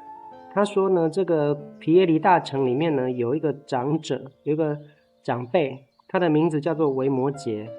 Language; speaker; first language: Chinese; native; Chinese